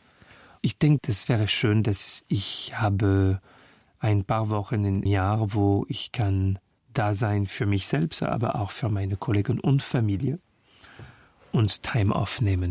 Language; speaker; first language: German; non-native, learner; French